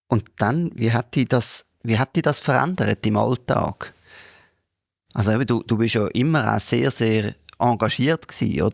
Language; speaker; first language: German; native; German